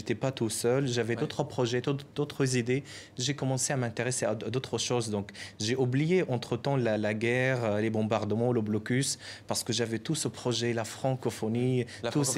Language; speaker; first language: French; non-native, fluent; Arabic